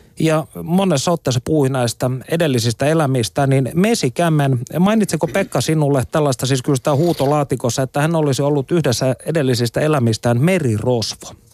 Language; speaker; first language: Finnish; native; Finnish